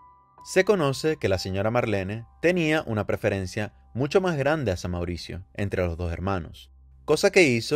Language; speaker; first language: Spanish; native; Spanish